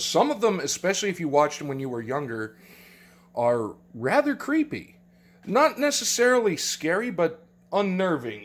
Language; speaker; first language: English; native; English